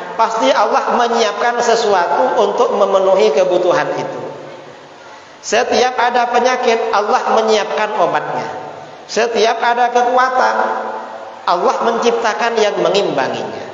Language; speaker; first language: Indonesian; non-native, local second language; Madurese